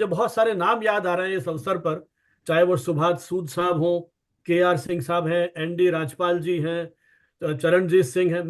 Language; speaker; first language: Hindi; native; Hindi